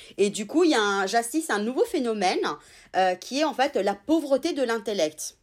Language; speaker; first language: French; non-native, fluent; Italian